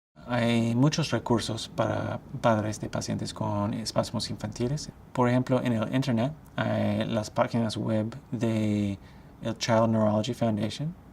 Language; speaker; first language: Spanish; non-native, fluent; English